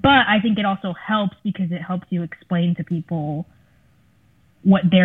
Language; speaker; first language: English; early bilingual, other home language; Spanish